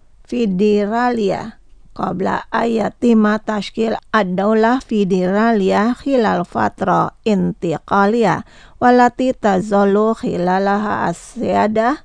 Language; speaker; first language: Arabic; non-native, fluent; Indonesian